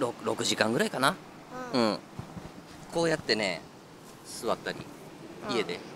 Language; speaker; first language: Japanese; native; Japanese